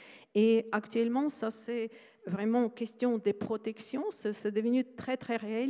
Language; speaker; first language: French; non-native, fluent; Ukrainian